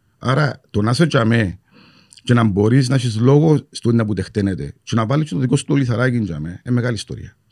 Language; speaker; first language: Greek; native; Greek